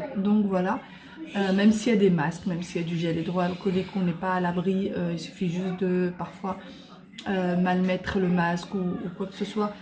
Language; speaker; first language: French; native; French